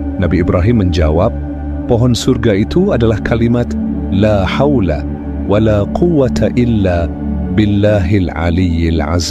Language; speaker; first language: Indonesian; native; Indonesian